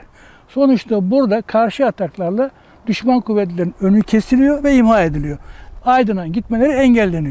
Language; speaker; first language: Turkish; native; Turkish